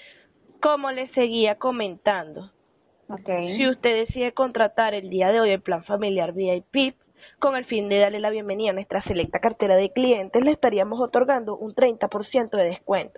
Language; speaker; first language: Spanish; native; Spanish